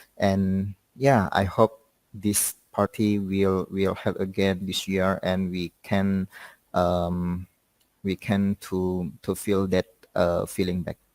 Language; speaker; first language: English; non-native, learner; Indonesian